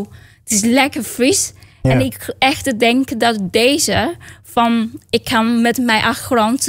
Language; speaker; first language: Dutch; non-native, fluent; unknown